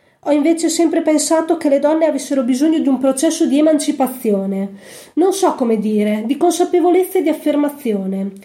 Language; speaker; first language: Italian; native; Italian